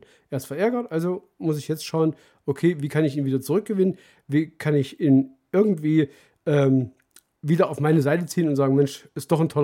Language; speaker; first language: German; native; German